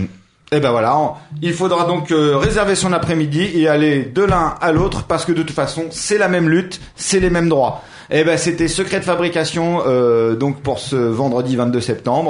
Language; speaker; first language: French; native; French